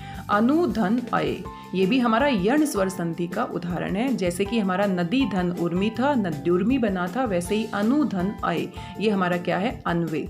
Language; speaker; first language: Hindi; native; Hindi